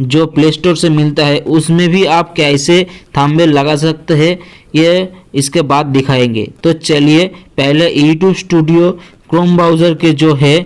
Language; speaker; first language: Hindi; non-native, local second language; Bangla